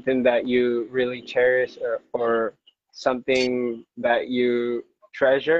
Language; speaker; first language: English; non-native, local second language; Hiligaynon